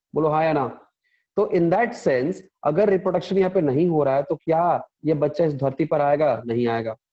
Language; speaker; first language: Hindi; non-native, local second language; Punjabi